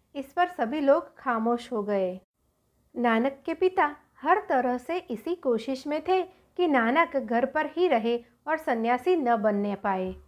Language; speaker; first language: Hindi; non-native, local second language; Gujarati